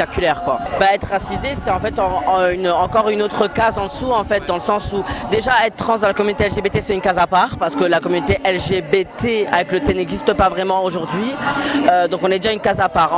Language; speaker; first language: French; native; French